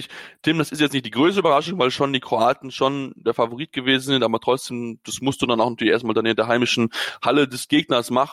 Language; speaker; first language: German; native; German